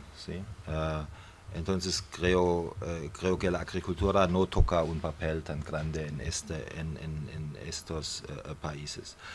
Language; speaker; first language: Spanish; non-native, fluent; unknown